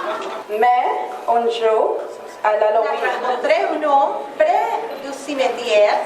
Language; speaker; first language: French; non-native, learner; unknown